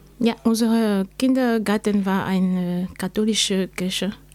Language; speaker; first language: German; non-native, learner; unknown